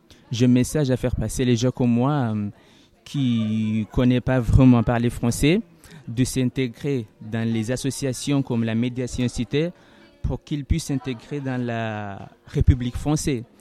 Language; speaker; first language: French; non-native, learner; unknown